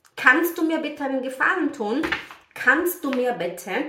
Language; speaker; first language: German; non-native, fluent; Portuguese